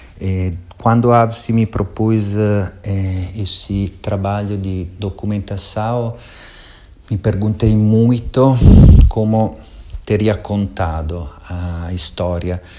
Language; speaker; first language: Portuguese; non-native, fluent; Italian